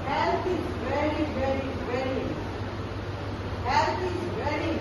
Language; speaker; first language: English; non-native, local second language; Bangla